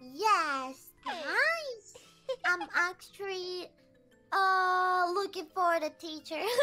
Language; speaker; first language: English; non-native, learner; Japanese